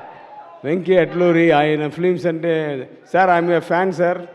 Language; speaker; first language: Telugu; non-native, learner; Tamil